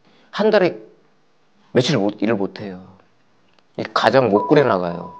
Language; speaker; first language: Korean; native; Korean